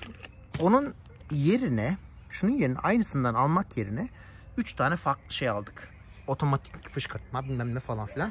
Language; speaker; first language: Turkish; native; Turkish